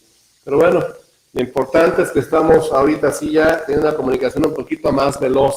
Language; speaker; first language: Spanish; native; Spanish